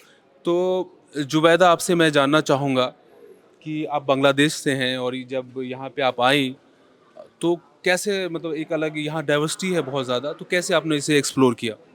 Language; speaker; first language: Hindi; native; Hindi